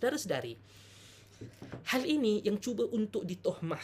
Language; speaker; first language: Malay; native; Malay